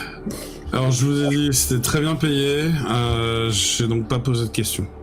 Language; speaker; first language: French; native; French